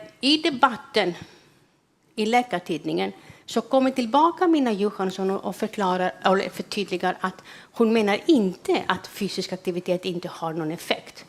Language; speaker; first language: Swedish; non-native, fluent; Greek